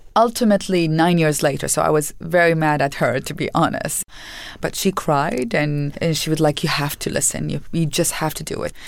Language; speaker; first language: English; non-native, fluent; Arabic